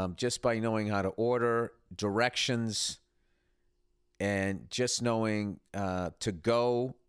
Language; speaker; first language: English; native; English